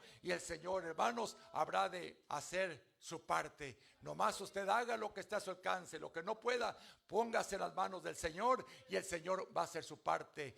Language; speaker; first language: Spanish; native; Spanish